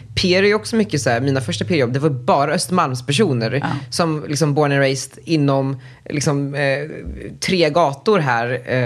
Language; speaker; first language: Swedish; native; Swedish